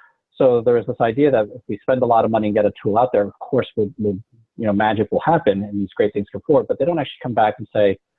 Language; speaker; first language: English; native; English